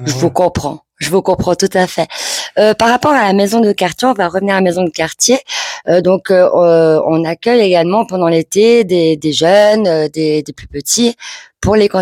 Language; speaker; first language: French; native; French